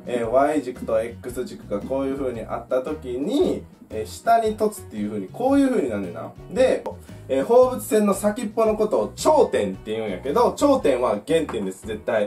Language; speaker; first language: Japanese; native; Japanese